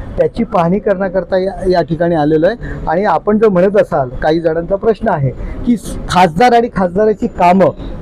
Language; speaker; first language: Marathi; native; Marathi